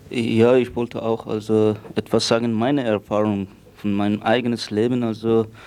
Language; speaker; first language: German; non-native, learner; Persian